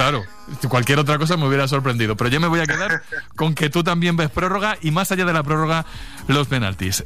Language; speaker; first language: Spanish; native; Spanish